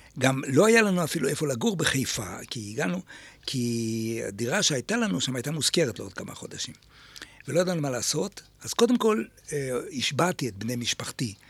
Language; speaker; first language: Hebrew; native; Hebrew